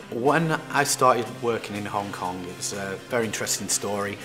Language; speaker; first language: English; native; English